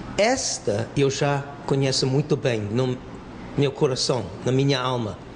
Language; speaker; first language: Portuguese; non-native, fluent; English